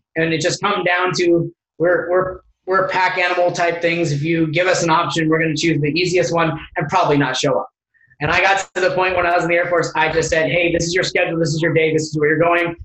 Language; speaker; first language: English; native; English